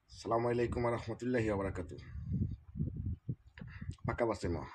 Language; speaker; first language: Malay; non-native, learner; Bangla